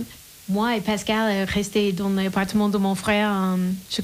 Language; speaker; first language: French; non-native, learner; English